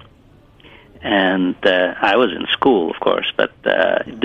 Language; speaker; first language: English; early bilingual, other home language; Italian